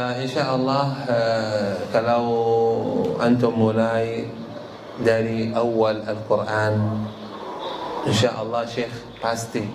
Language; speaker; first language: Indonesian; non-native, learner; Arabic